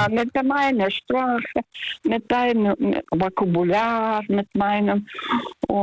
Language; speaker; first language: German; non-native, fluent; Russian